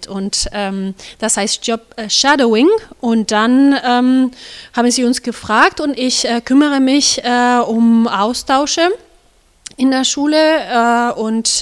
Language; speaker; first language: German; non-native, fluent; Spanish